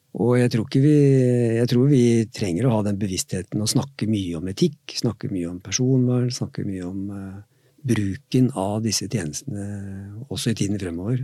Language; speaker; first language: Norwegian; native; Norwegian